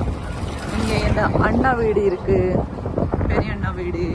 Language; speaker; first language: Tamil; non-native, local second language; Urdu